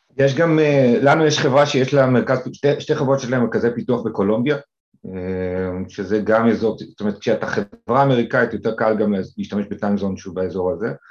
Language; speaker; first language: Hebrew; native; Hebrew